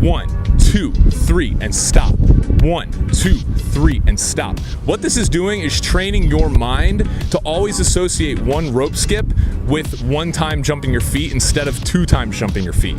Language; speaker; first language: English; native; English